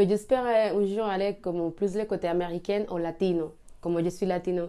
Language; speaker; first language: French; non-native, learner; Spanish